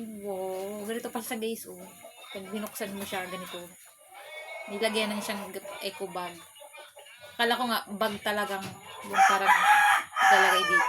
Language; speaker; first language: Filipino; native; Filipino